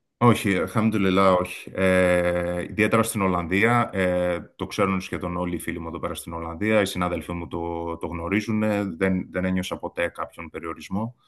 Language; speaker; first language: Greek; native; Greek